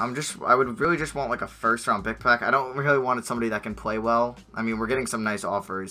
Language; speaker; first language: English; native; English